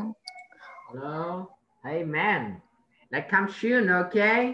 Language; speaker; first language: English; non-native, learner; Vietnamese